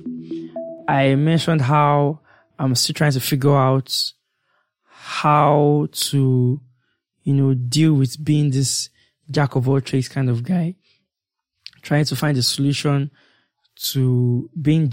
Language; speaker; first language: English; non-native, local second language; Yoruba